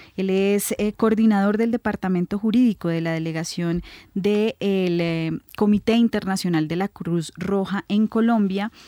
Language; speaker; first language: Spanish; native; Spanish